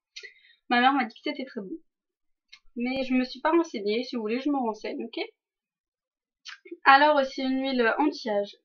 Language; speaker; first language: French; native; French